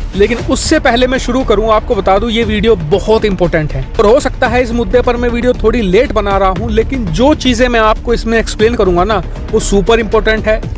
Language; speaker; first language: Hindi; native; Hindi